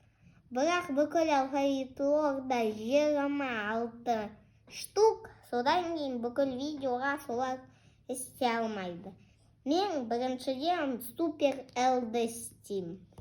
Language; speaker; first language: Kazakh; non-native, local second language; Russian